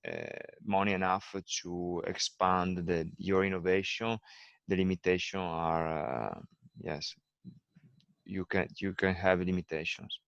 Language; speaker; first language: English; non-native, learner; Italian